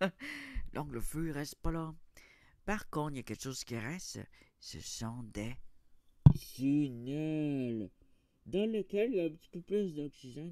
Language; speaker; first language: French; native; French